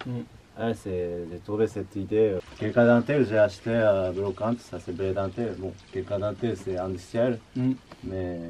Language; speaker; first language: French; non-native, learner; Japanese